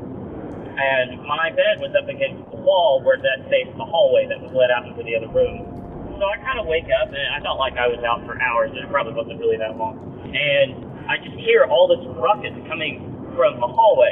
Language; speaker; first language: English; native; English